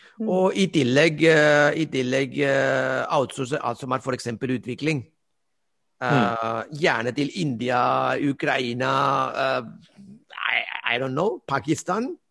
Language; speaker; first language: Norwegian; non-native, fluent; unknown